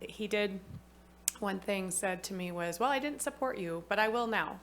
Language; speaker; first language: English; native; English